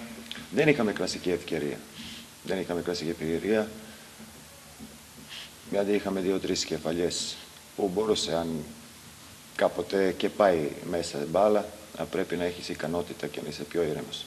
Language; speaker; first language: Greek; non-native, learner; Serbian